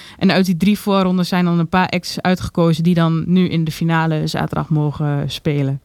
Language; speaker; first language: Dutch; native; Dutch